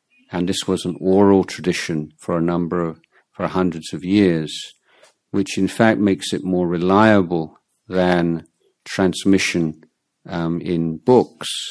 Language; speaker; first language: English; native; English